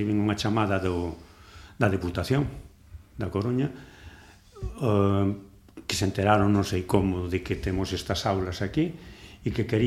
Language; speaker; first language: Galician; native; Galician